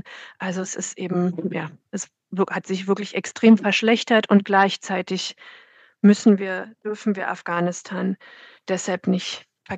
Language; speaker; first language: German; native; German